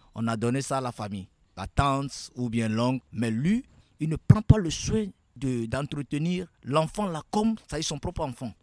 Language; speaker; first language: French; non-native, local second language; Ewe